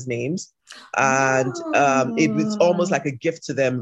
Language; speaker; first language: English; non-native, local second language; Yoruba